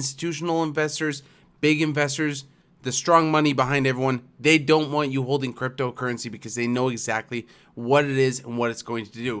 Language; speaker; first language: English; native; English